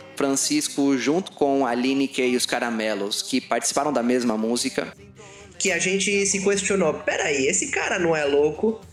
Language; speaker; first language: Portuguese; early bilingual, other home language; Spanish